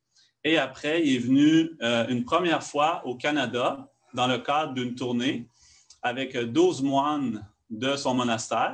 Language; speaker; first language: French; native; French